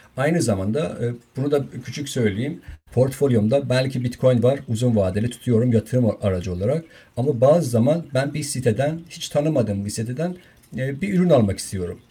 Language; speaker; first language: Turkish; non-native, fluent; Persian